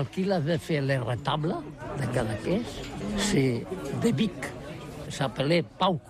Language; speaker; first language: French; non-native, learner; Catalan